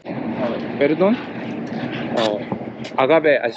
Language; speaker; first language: Spanish; non-native, learner; Korean